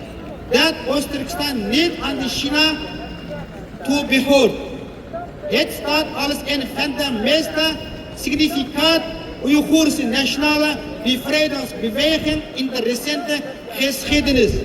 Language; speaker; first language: Dutch; non-native, local second language; Uyghur